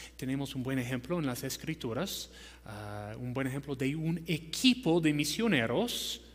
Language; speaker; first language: Spanish; non-native, fluent; English